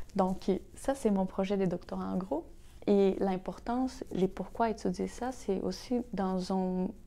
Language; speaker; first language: French; non-native, fluent; Portuguese